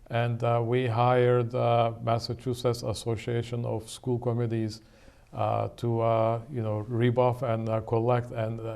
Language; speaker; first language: English; non-native, fluent; Turkish